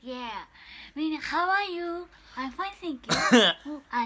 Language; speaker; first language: English; non-native, learner; Japanese